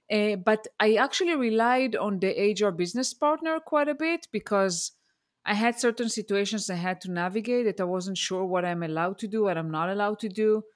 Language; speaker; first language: English; non-native, fluent; Hebrew